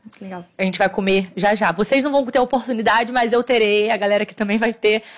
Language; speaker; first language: Portuguese; native; Portuguese